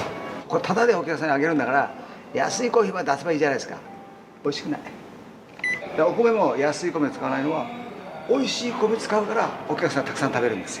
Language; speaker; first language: Japanese; native; Japanese